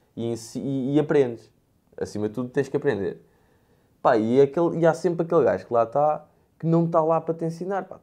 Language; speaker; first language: Portuguese; native; Portuguese